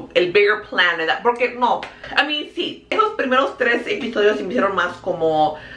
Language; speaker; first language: Spanish; early bilingual, heritage; Spanish